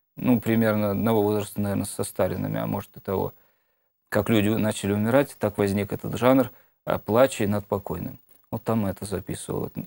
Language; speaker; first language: Russian; native; Russian